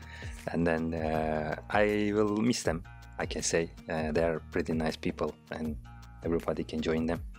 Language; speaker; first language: English; non-native, learner; Turkish